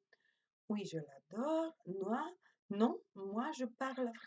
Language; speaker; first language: French; non-native, fluent; Macedonian